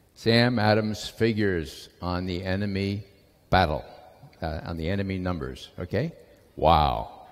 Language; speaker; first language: English; native; English